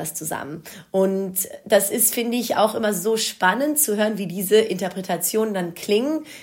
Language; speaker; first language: German; non-native, local second language; Greek